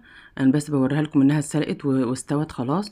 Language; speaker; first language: Arabic; native; Arabic